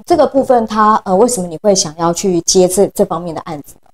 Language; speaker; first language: Chinese; native; Chinese